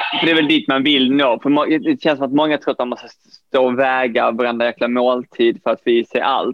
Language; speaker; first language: Swedish; native; Swedish